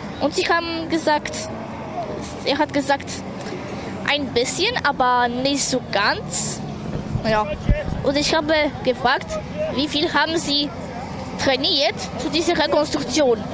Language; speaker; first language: German; non-native, learner; Polish